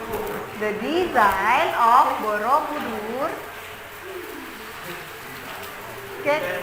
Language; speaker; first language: English; non-native, learner; Indonesian